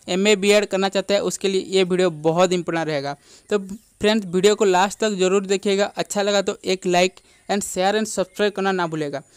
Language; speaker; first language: Hindi; non-native, local second language; Odia